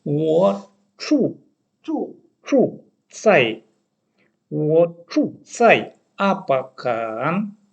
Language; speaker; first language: Chinese; non-native, learner; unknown